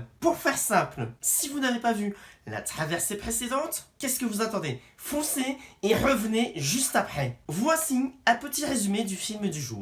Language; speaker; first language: French; native; French